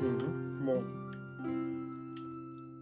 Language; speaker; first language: Japanese; native; Japanese